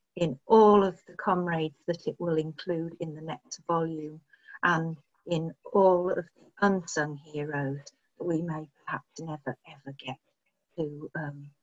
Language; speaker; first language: English; native; English